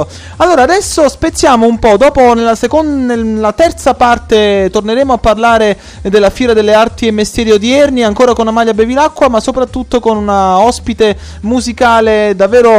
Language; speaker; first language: Italian; native; Italian